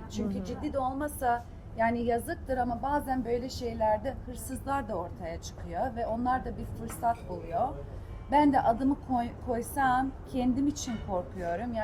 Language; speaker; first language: Turkish; early bilingual, heritage; Turkish